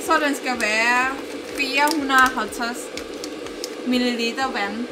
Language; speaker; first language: Danish; non-native, learner; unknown